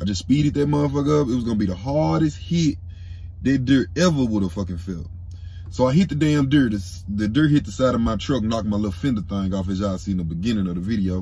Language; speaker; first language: English; native; English